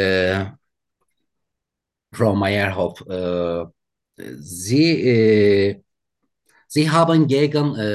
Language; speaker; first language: German; non-native, learner; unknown